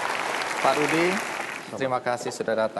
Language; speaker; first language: Indonesian; native; Indonesian